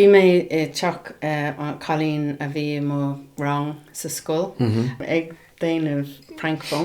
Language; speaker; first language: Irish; non-native, learner; English